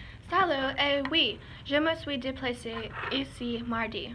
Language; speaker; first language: French; non-native, learner; English